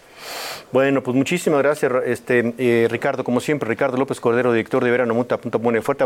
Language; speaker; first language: Spanish; native; Spanish